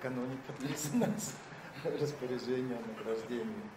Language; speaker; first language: Russian; native; Russian